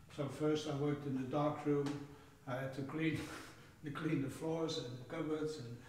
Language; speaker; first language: English; non-native, fluent; Dutch